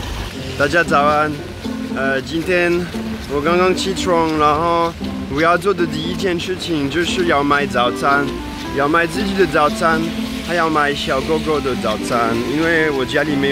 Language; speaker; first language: Chinese; non-native, fluent; French